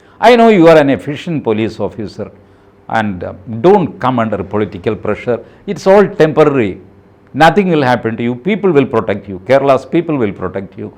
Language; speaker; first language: English; non-native, local second language; Malayalam